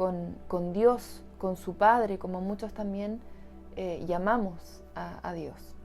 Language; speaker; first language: Spanish; native; Spanish